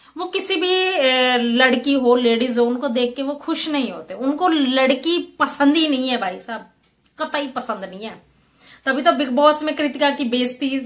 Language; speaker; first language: Hindi; native; Hindi